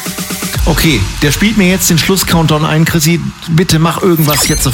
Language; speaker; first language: German; native; German